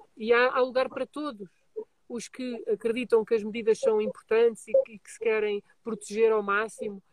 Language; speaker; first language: Portuguese; native; Portuguese